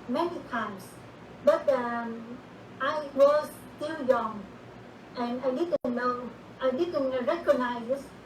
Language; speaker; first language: English; non-native, learner; Vietnamese